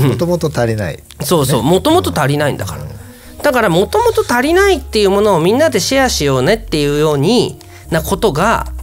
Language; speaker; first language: Japanese; native; Japanese